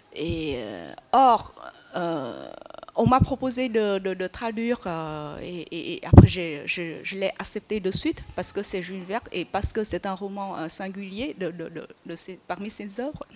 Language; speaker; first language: French; non-native, fluent; Vietnamese